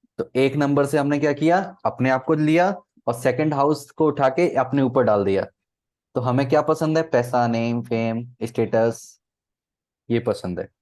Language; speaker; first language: Hindi; native; Hindi